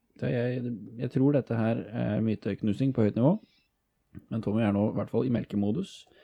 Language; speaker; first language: Norwegian; native; Norwegian